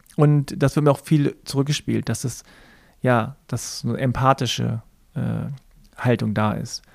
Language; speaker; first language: German; native; German